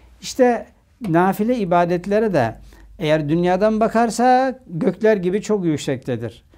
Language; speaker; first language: Turkish; native; Turkish